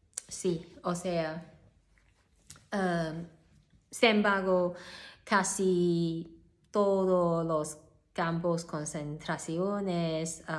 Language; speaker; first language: Spanish; non-native, learner; Cantonese